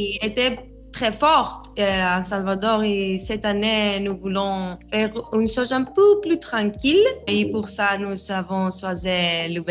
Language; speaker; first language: French; non-native, learner; Greek